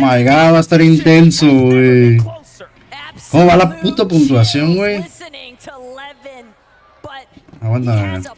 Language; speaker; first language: Spanish; native; Spanish